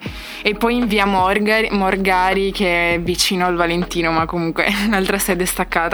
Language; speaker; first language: Italian; native; Italian